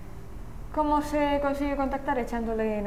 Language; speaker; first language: Spanish; native; Spanish